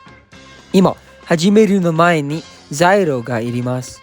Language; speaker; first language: Japanese; non-native, learner; English